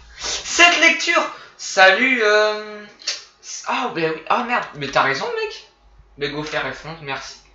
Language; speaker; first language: French; native; French